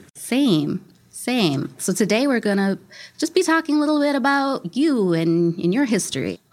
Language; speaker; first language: English; native; English